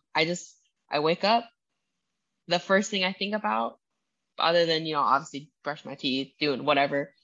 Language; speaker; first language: English; early bilingual, other home language; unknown